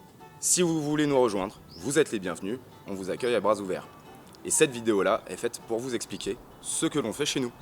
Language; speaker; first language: French; native; French